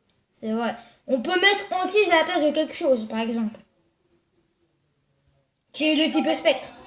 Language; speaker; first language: French; native; French